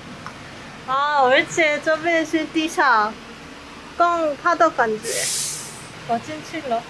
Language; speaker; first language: Chinese; non-native, learner; Korean